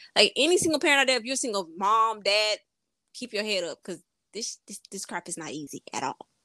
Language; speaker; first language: English; native; English